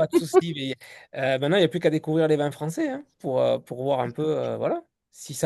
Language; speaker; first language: French; native; French